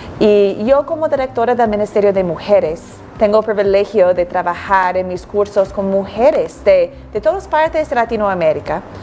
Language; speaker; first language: Spanish; non-native, fluent; English